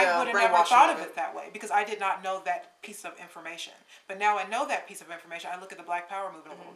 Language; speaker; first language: English; native; English